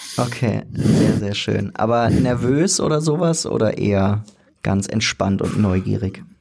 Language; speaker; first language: German; native; German